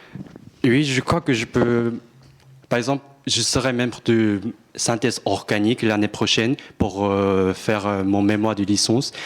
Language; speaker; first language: French; non-native, fluent; Japanese